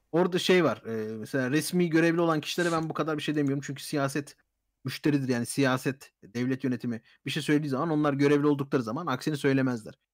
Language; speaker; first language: Turkish; early bilingual, heritage; Turkish